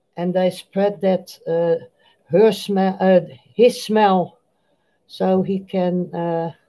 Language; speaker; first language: English; non-native, fluent; Dutch